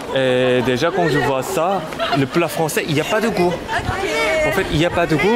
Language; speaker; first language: French; non-native, learner; Korean